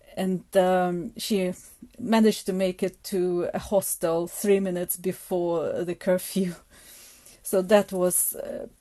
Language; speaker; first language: English; non-native, fluent; Ukrainian